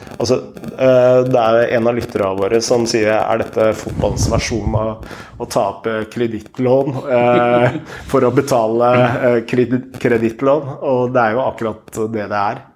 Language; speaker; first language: Norwegian; native; Norwegian